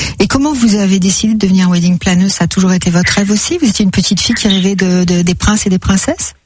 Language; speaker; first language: French; native; French